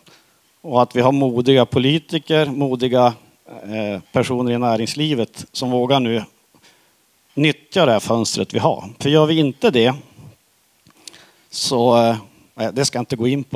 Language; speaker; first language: Swedish; native; Swedish